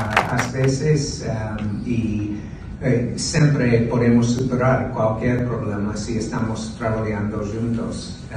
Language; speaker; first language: Portuguese; non-native, fluent; English